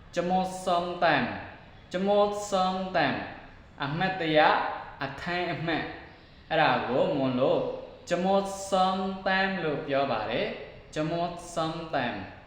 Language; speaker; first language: Burmese; non-native, local second language; Mon